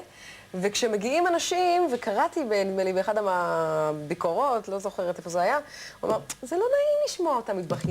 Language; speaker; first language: Hebrew; native; Hebrew